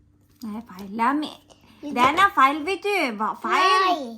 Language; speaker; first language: Norwegian; non-native, learner; Filipino